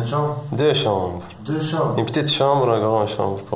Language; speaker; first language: French; non-native, learner; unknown